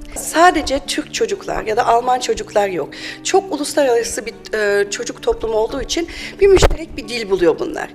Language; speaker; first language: Turkish; early bilingual, heritage; German